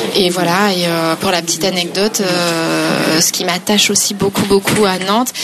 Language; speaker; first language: French; native; French